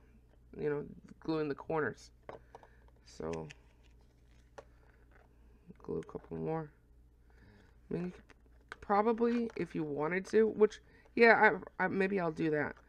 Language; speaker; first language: English; native; English